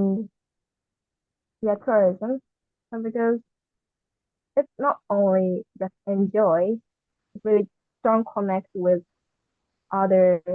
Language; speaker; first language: English; non-native, learner; Japanese